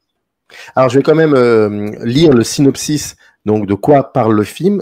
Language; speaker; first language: French; native; French